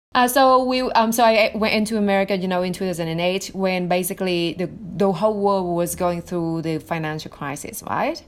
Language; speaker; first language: English; non-native, fluent; Vietnamese